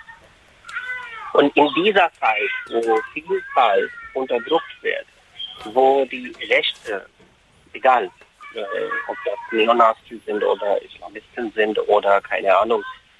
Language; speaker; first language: German; non-native, fluent; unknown